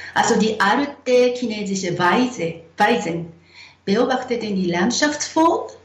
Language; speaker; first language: German; non-native, fluent; Japanese